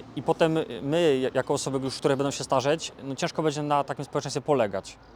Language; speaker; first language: Polish; native; Polish